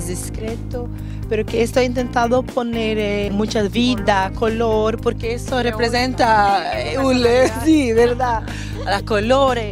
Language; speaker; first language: Spanish; non-native, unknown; Portuguese